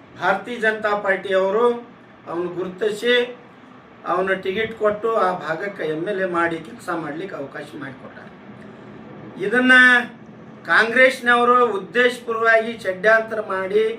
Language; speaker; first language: Kannada; non-native, local second language; Lambadi